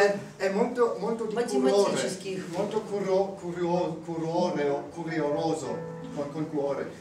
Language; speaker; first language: Italian; non-native, learner; German